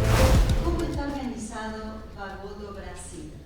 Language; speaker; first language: Portuguese; non-native, fluent; Spanish